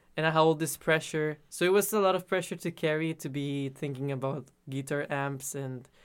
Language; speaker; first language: English; non-native, fluent; Spanish